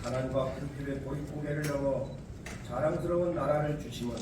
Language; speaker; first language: Korean; native; Korean